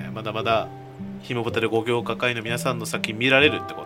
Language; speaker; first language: Japanese; native; Japanese